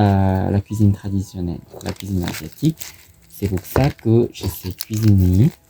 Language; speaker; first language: French; non-native, fluent; Thai